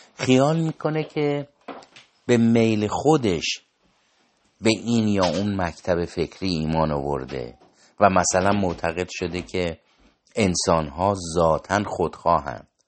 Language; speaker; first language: Persian; native; Persian